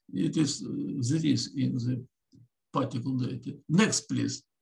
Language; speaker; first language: English; non-native, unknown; Russian